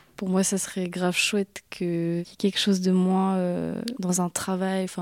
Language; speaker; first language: French; native; French